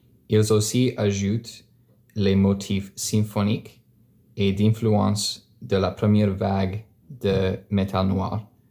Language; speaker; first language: French; non-native, learner; English